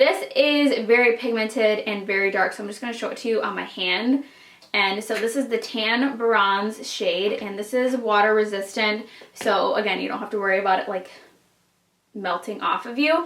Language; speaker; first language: English; native; English